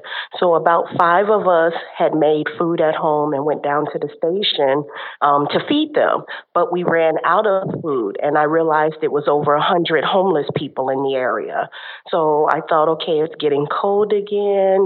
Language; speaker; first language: English; native; English